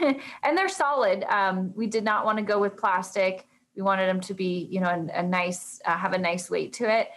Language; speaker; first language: English; native; English